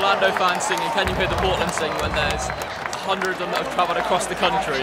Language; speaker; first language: English; native; English